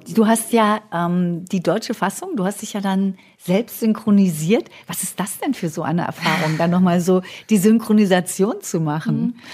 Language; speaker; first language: German; native; German